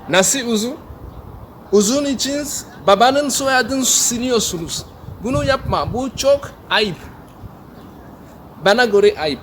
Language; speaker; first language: Turkish; non-native, learner; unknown